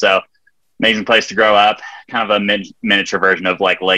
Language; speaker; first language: English; native; English